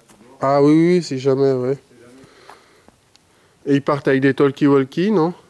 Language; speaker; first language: French; native; French